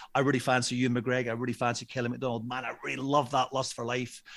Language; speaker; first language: English; native; English